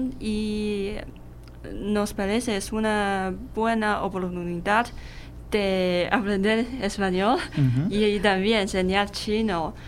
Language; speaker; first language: Spanish; non-native, learner; Chinese